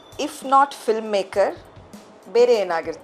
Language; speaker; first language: Kannada; native; Kannada